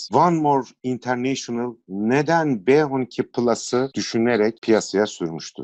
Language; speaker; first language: Turkish; native; Turkish